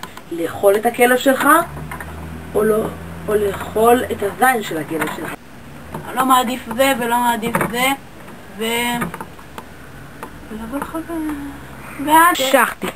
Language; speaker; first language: Hebrew; native; Hebrew